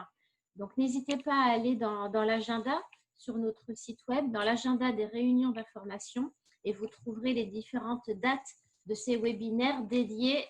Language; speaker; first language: French; native; French